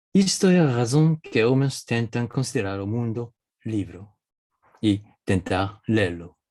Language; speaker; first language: Portuguese; non-native, fluent; Japanese